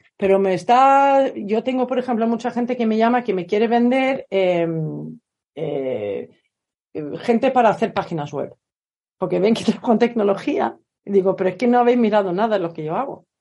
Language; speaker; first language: Spanish; non-native, fluent; Swedish